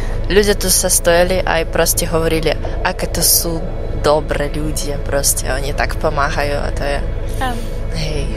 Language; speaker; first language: Slovak; non-native, learner; Ukrainian